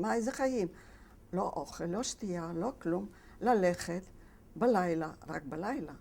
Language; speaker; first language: Hebrew; non-native, fluent; Polish